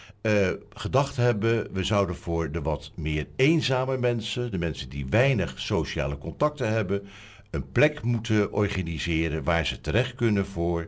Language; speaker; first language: Dutch; native; Dutch